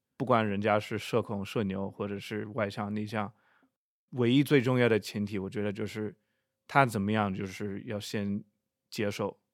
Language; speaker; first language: Chinese; non-native, fluent; English